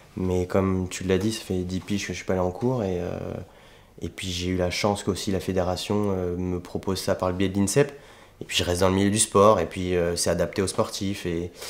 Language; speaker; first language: French; native; French